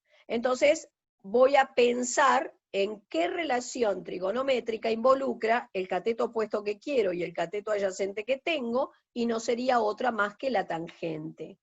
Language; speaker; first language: Spanish; native; Spanish